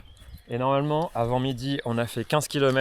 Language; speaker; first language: French; native; French